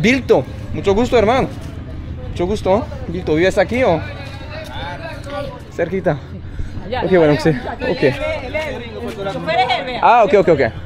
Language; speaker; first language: Spanish; non-native, fluent; French